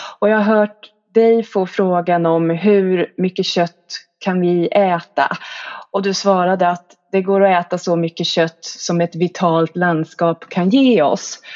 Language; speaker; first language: Swedish; native; Swedish